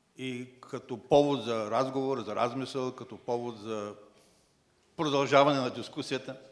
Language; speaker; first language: Bulgarian; native; Bulgarian